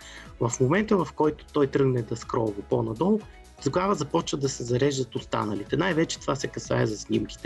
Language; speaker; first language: Bulgarian; native; Bulgarian